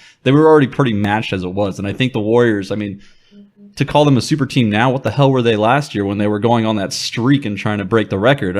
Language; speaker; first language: English; native; English